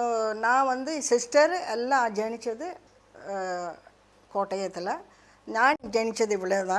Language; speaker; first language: Tamil; non-native, local second language; Malayalam